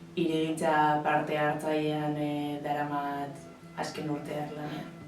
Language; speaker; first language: Basque; non-native, local second language; Spanish